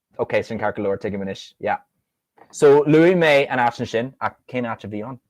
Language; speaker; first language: Irish; native; Irish